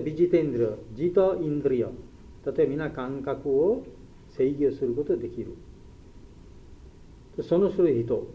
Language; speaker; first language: Japanese; non-native, learner; Bangla